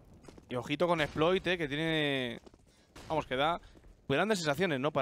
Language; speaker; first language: Spanish; native; Spanish